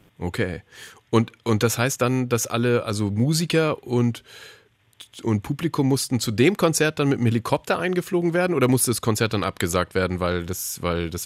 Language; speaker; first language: German; native; German